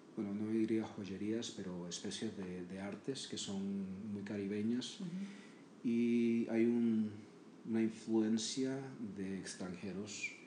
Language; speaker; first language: Spanish; native; Spanish